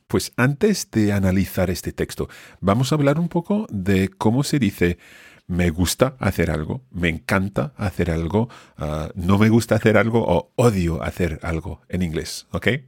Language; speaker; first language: Spanish; non-native, fluent; English